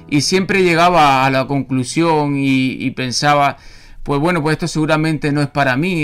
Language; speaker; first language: Spanish; native; Spanish